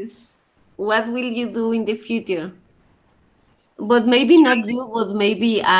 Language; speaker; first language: English; non-native, learner; Spanish